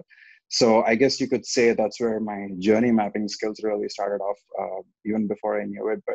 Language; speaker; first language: English; non-native, local second language; Telugu